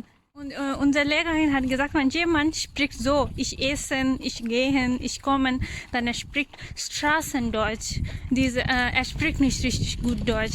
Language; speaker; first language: German; non-native, learner; Urdu